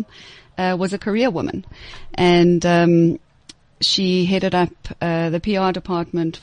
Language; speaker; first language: English; native; English